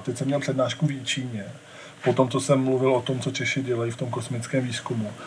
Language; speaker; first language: Czech; native; Czech